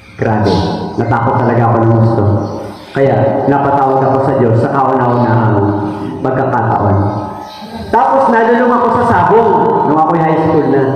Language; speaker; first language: Filipino; non-native, local second language; Cebuano